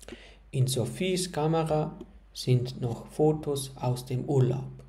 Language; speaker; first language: German; non-native, fluent; Croatian